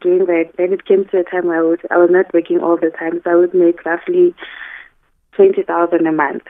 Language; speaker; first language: English; non-native, local second language; Zulu